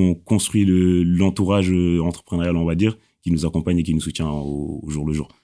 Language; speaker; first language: French; non-native, local second language; Wolof